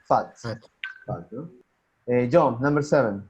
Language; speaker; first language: English; non-native, fluent; Spanish